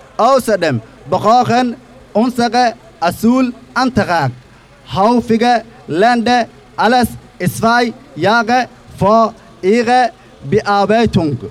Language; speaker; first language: German; non-native, learner; Somali